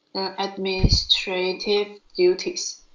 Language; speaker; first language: English; non-native, learner; Chinese